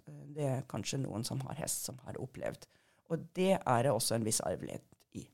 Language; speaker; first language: Norwegian; non-native, fluent; German